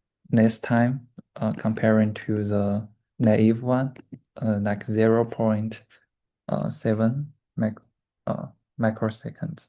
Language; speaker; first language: English; non-native, learner; Chinese